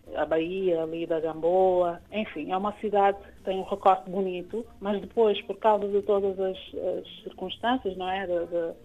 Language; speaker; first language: Portuguese; non-native, local second language; Kabuverdianu